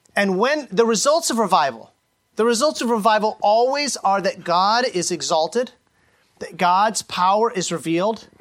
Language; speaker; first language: English; native; English